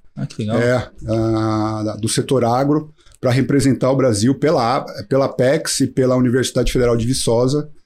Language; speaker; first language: Portuguese; native; Portuguese